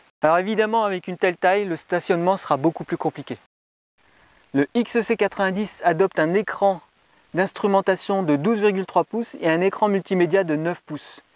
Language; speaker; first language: French; native; French